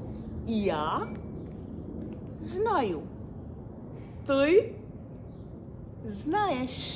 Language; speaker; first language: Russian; non-native, fluent; Bangla